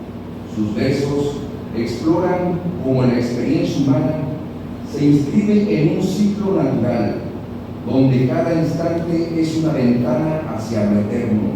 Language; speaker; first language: Spanish; native; Spanish